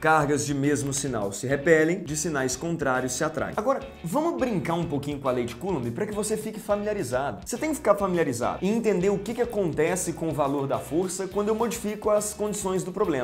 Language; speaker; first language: Portuguese; native; Portuguese